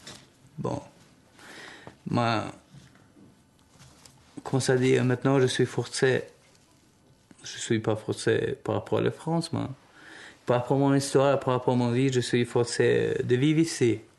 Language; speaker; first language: French; non-native, learner; Albanian